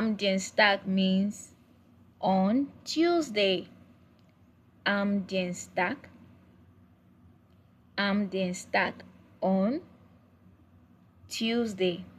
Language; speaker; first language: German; non-native, learner; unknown